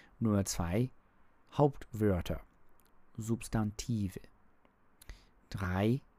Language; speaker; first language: German; non-native, learner; English